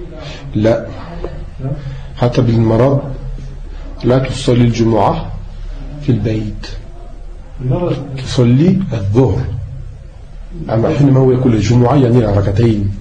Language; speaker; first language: Arabic; non-native, fluent; French